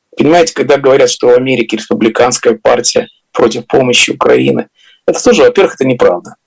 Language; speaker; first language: Russian; native; Russian